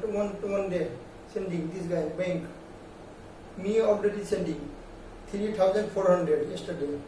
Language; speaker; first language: English; non-native, learner; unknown